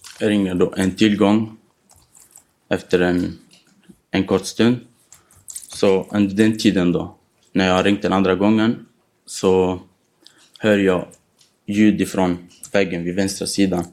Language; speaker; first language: Swedish; non-native, fluent; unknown